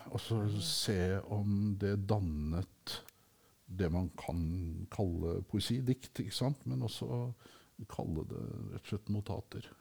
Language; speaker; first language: Norwegian; native; Norwegian